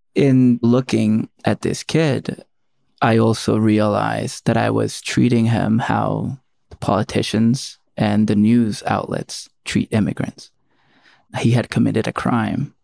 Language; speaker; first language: English; early bilingual, other home language; Spanish